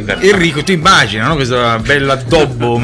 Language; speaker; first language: Italian; native; Italian